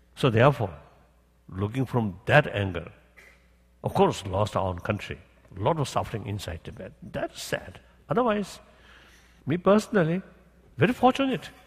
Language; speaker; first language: English; non-native, learner; Tibetan